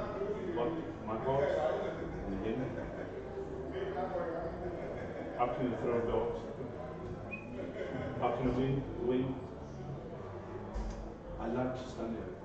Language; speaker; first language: English; non-native, learner; Norwegian